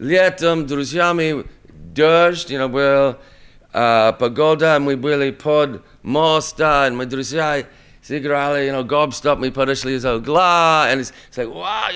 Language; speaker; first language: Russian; non-native, learner; English